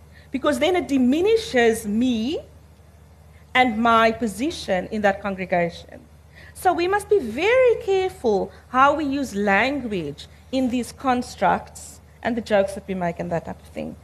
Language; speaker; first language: English; early bilingual, other home language; Afrikaans